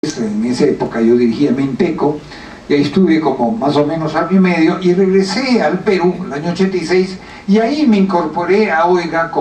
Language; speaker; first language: Spanish; native; Spanish